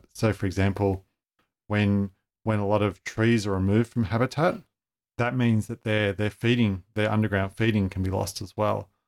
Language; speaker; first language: English; native; English